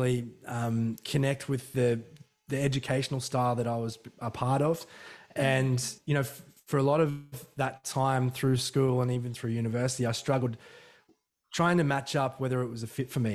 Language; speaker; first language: English; native; English